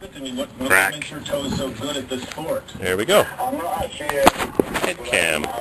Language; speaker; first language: English; native; English